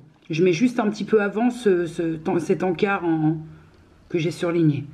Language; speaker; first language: French; native; French